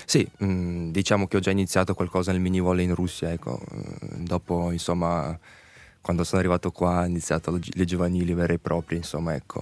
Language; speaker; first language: Italian; early bilingual, other home language; Russian